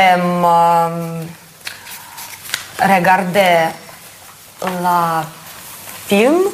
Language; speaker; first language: French; non-native, learner; Russian